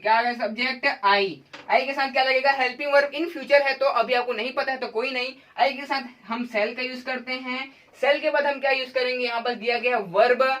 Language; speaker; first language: Hindi; native; Hindi